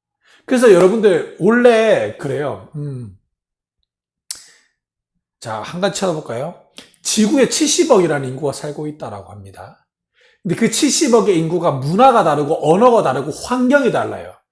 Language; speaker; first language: Korean; native; Korean